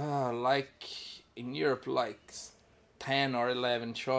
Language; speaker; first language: English; non-native, learner; Portuguese